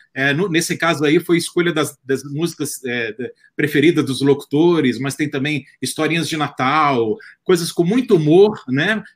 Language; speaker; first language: Portuguese; native; Portuguese